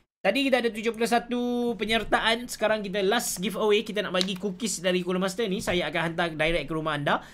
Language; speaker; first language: Malay; native; Malay